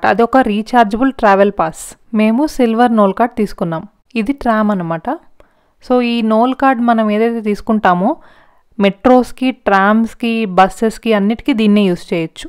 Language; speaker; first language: Telugu; native; Telugu